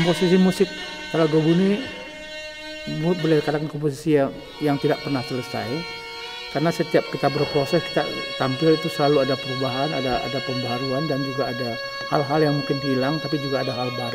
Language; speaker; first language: Indonesian; non-native, local second language; Minangkabau